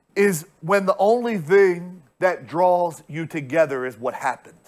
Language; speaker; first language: English; native; English